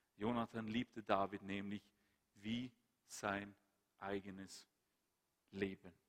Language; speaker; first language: German; non-native, fluent; Swedish